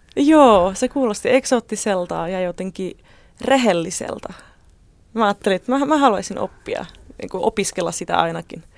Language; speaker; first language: Finnish; non-native, fluent; Czech